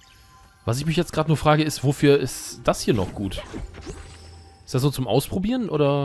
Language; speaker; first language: German; native; German